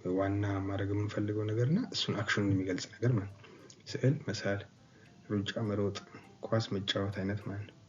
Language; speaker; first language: Amharic; native; Amharic